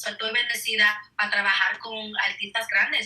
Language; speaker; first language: Spanish; early bilingual, heritage; Spanish